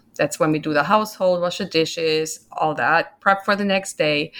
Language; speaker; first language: English; non-native, fluent; German